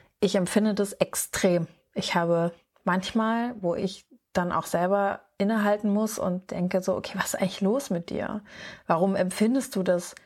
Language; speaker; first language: German; native; German